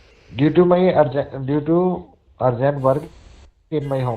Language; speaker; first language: English; non-native, learner; Hindi